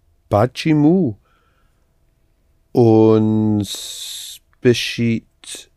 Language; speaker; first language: Russian; non-native, learner; English